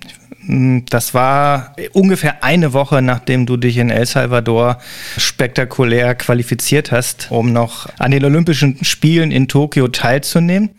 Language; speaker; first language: German; native; German